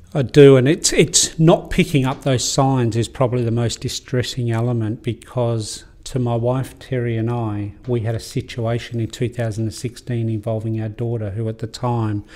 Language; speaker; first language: English; native; English